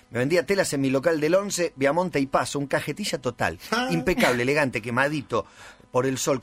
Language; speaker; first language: Spanish; native; Spanish